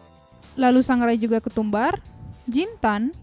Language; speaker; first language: Indonesian; native; Indonesian